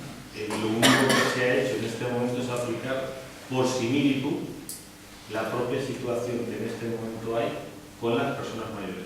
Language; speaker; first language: Spanish; native; Spanish